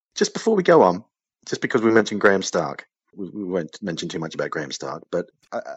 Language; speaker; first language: English; native; English